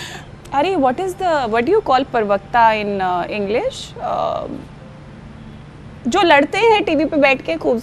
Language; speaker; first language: Hindi; native; Hindi